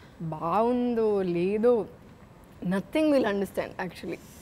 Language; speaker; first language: Telugu; non-native, fluent; Malayalam